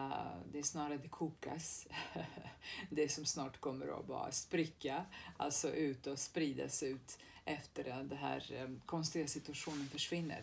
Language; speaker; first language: Swedish; non-native, fluent; Serbian